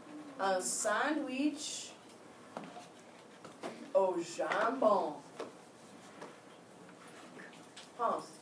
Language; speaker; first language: French; non-native, fluent; English